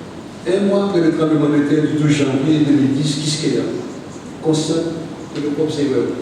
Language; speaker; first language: French; non-native, local second language; Haitian Creole